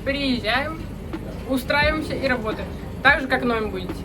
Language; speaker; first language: Russian; native; Russian